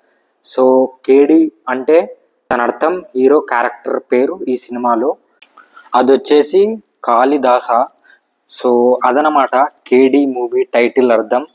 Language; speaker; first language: Telugu; native; Telugu